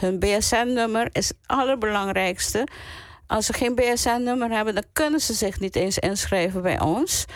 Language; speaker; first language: Dutch; non-native, local second language; Papiamento